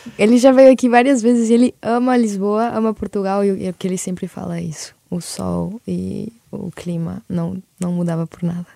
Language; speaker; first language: Portuguese; early bilingual, other home language; Spanish